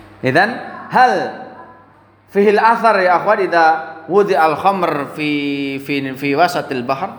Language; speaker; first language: Arabic; non-native, fluent; Indonesian